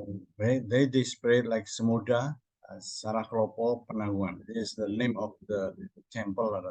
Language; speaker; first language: English; non-native, learner; Indonesian